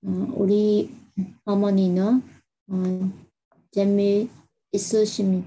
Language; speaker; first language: Korean; non-native, learner; Burmese